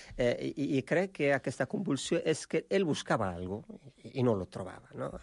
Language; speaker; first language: Catalan; non-native, fluent; Arabic